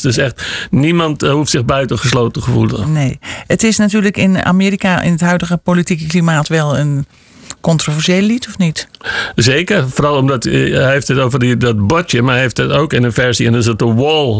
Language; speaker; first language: Dutch; native; Dutch